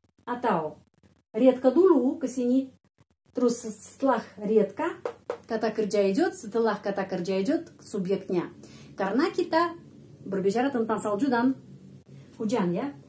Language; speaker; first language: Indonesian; non-native, fluent; Russian